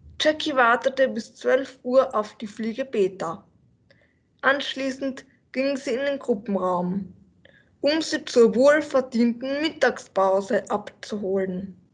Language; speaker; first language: German; native; German